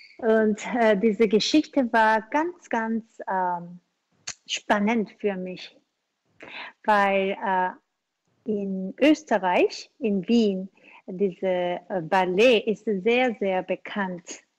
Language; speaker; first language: German; non-native, learner; Korean